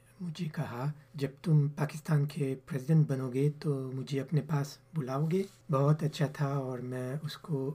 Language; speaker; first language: Urdu; early bilingual, heritage; Urdu